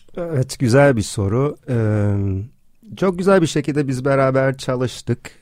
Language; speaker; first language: Turkish; non-native, fluent; English